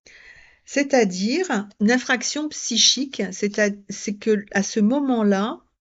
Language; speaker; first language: French; native; French